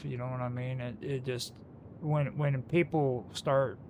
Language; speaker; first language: English; native; English